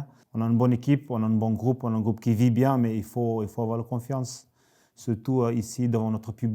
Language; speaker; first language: French; native; French